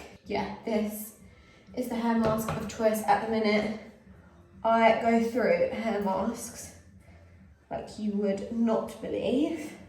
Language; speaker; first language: English; native; English